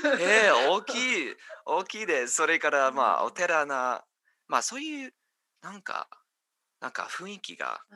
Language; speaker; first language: Japanese; non-native, learner; English